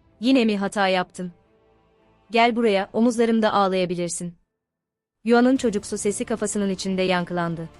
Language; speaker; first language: Turkish; native; Turkish